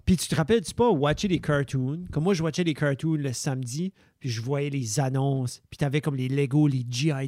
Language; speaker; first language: French; native; French